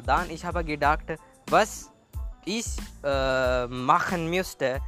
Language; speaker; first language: German; non-native, learner; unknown